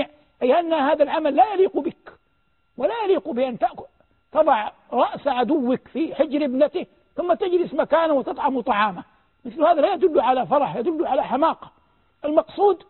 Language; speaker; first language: Arabic; native; Arabic